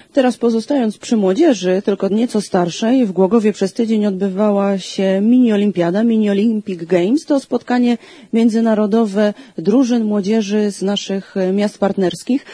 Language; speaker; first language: Polish; native; Polish